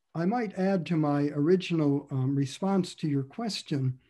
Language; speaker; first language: English; native; English